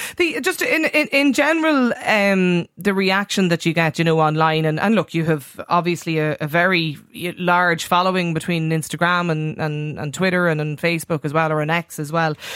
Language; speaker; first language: English; native; English